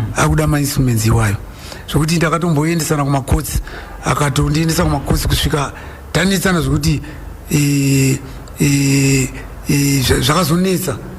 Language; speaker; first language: Shona; native; Shona